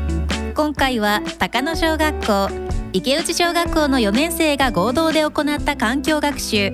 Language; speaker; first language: Japanese; native; Japanese